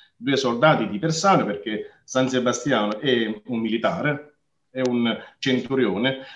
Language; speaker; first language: Italian; native; Italian